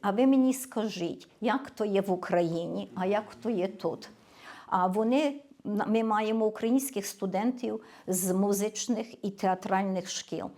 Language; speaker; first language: Ukrainian; early bilingual, heritage; Ukrainian